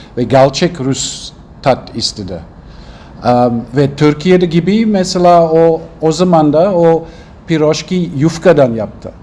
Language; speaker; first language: Turkish; non-native, learner; Russian